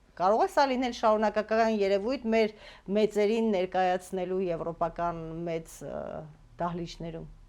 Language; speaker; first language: Armenian; native; Armenian